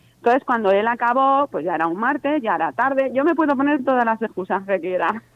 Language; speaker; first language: Spanish; native; Spanish